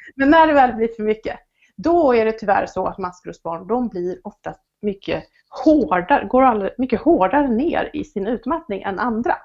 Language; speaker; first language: Swedish; native; Swedish